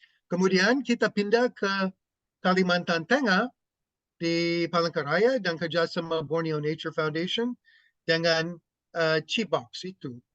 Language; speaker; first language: Indonesian; non-native, fluent; English